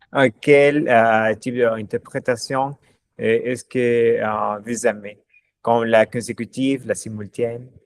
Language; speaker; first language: French; non-native, learner; German